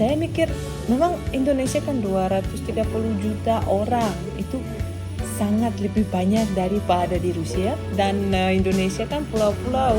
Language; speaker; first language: Indonesian; non-native, fluent; Russian